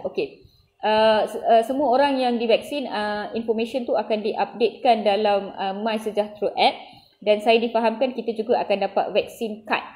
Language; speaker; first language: Malay; non-native, local second language; Tamil